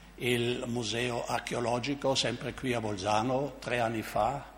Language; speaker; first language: Italian; non-native, local second language; German